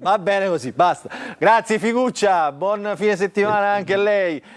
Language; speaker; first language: Italian; native; Italian